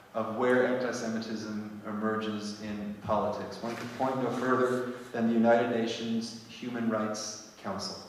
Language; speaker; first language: English; native; English